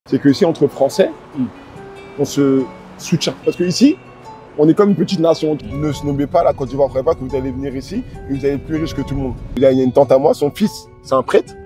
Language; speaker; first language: French; early bilingual, other home language; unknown